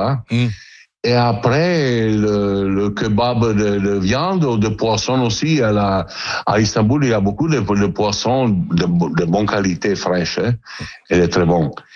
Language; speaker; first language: French; non-native, learner; Italian